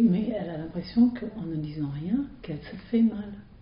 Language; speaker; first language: French; non-native, fluent; English